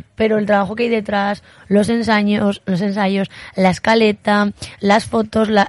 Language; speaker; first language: Spanish; native; Spanish